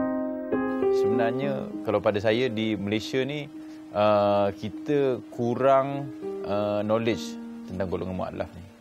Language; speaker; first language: Malay; native; Malay